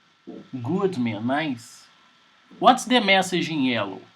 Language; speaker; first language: English; non-native, fluent; Portuguese